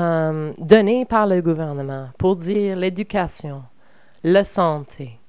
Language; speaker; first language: French; non-native, learner; English